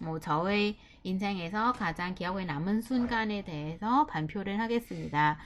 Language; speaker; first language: Korean; non-native, fluent; Vietnamese